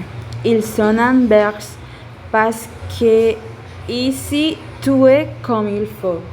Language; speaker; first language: French; non-native, learner; Spanish